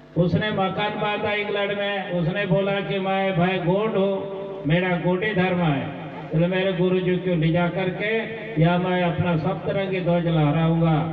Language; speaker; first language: Hindi; non-native, local second language; Gondi